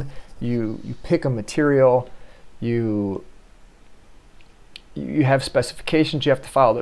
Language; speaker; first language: English; native; English